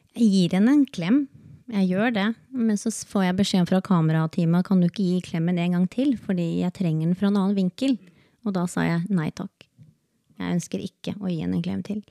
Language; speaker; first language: Norwegian; early bilingual, other home language; Spanish